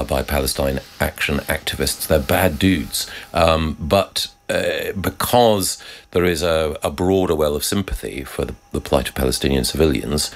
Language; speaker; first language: English; native; English